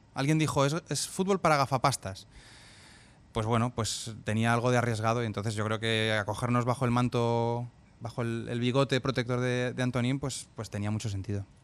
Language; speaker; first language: Spanish; native; Spanish